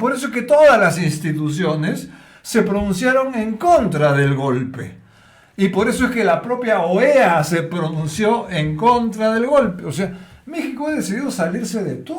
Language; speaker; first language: Spanish; native; Spanish